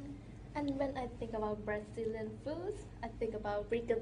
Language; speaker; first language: English; non-native, learner; Thai